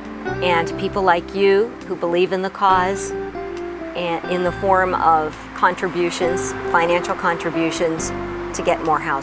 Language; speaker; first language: English; native; English